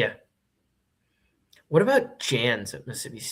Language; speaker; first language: English; native; English